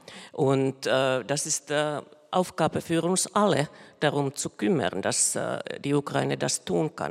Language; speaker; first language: German; non-native, fluent; Finnish